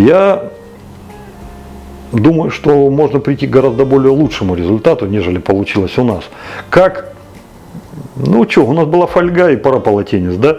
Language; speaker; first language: Russian; native; Russian